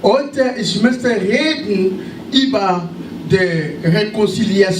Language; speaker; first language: German; non-native, learner; French